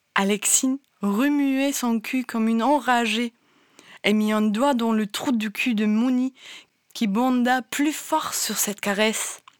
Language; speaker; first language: French; non-native, fluent; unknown